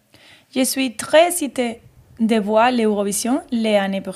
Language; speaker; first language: French; non-native, learner; Spanish